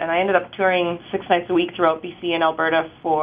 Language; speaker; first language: English; native; English